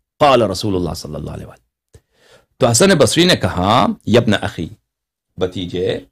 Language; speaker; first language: Urdu; non-native, local second language; Persian